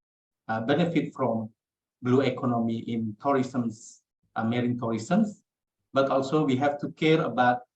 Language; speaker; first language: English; non-native, local second language; Indonesian